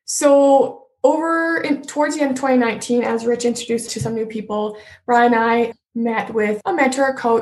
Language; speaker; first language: English; native; English